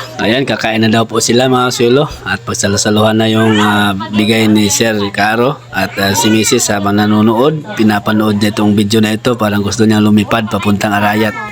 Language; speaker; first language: Filipino; non-native, local second language; Cebuano